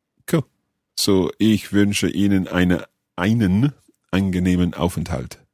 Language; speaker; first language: German; non-native, learner; English